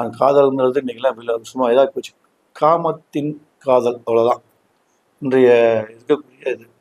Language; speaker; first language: Tamil; native; Tamil